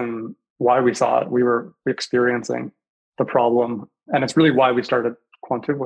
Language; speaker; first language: English; native; English